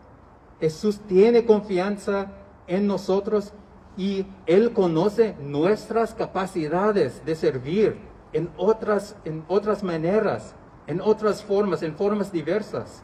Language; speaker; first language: Spanish; non-native, learner; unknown